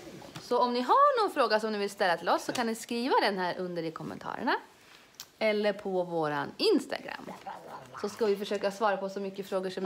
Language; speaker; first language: Swedish; native; Swedish